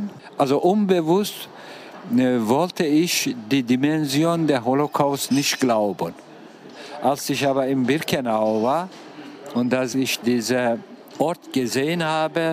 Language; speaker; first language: German; non-native, fluent; Turkish